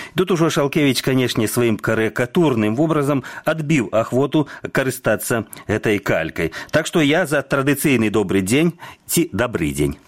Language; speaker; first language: Belarusian; native; Belarusian